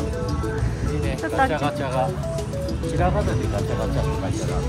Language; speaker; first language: Japanese; native; Japanese